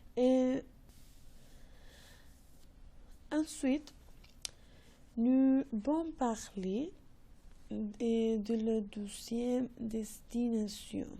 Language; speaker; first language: French; non-native, learner; Spanish